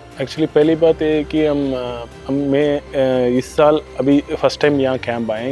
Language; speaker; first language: Hindi; non-native, local second language; Tamil